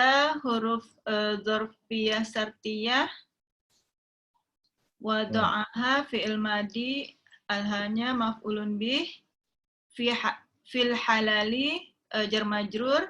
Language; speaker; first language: Arabic; non-native, learner; Indonesian